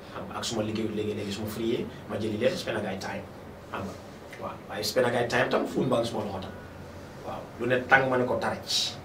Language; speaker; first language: Wolof; native; Wolof